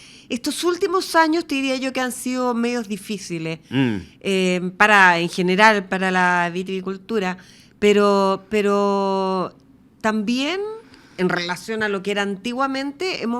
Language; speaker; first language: Spanish; native; Spanish